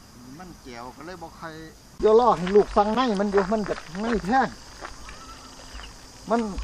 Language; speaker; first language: Thai; non-native, local second language; Northeastern Thai